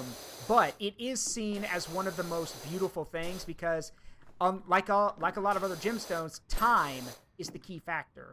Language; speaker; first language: English; native; English